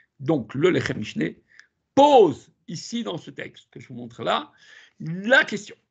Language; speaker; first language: French; native; French